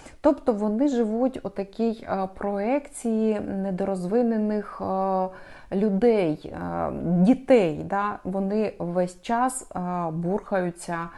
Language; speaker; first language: Ukrainian; non-native, local second language; Russian